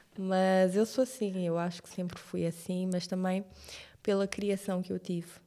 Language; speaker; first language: Portuguese; non-native, local second language; Kabuverdianu